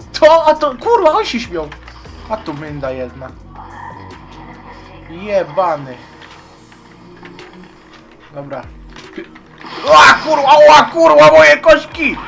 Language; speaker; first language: Polish; native; Polish